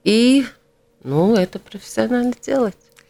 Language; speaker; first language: Russian; non-native, local second language; Latvian